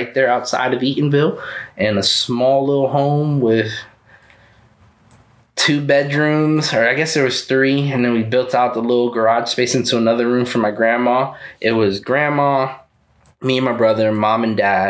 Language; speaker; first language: English; early bilingual, other home language; Spanish